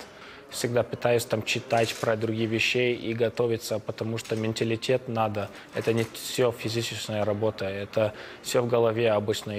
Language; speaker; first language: Russian; early bilingual, heritage; Russian